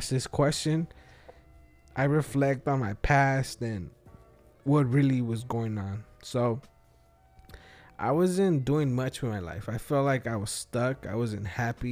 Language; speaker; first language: English; early bilingual, other home language; Spanish